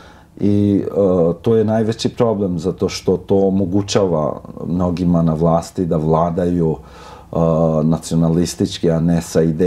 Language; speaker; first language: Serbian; non-native, local second language; Albanian